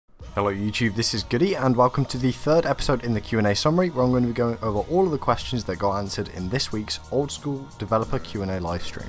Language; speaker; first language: English; native; English